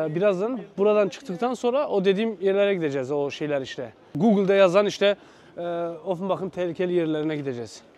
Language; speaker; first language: Turkish; early bilingual, heritage; Turkish